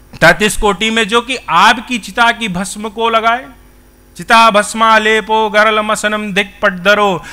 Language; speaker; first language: Hindi; native; Hindi